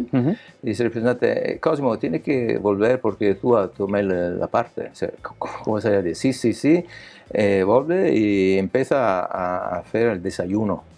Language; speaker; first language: Spanish; non-native, learner; Italian